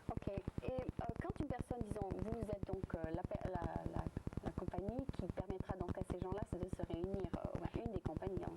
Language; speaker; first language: French; native; French